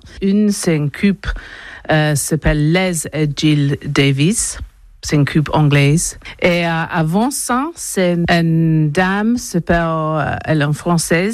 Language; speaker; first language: French; non-native, learner; English